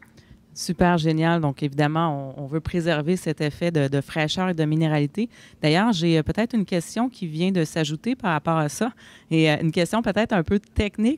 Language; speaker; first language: French; native; French